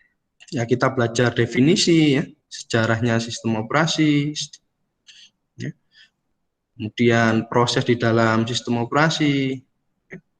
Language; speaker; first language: Indonesian; native; Indonesian